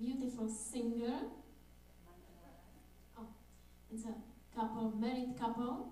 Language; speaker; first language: English; non-native, fluent; Czech